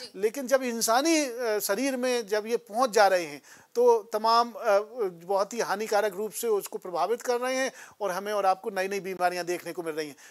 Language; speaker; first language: Hindi; native; Hindi